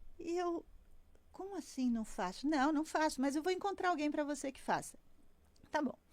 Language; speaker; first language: Portuguese; native; Portuguese